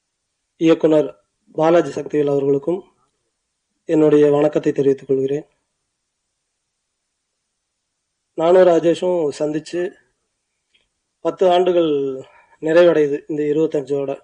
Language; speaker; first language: Tamil; native; Tamil